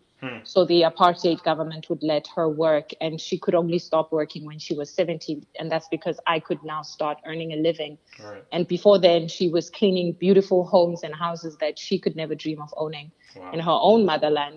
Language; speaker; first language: English; non-native, local second language; Xhosa